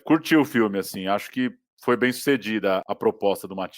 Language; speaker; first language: Portuguese; native; Portuguese